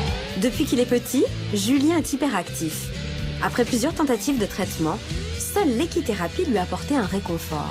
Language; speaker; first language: French; native; French